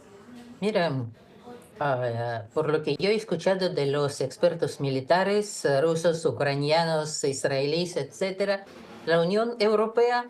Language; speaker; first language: Spanish; non-native, fluent; Russian